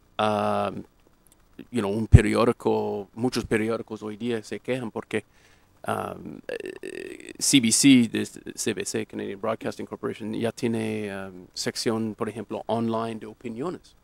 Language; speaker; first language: Spanish; non-native, fluent; English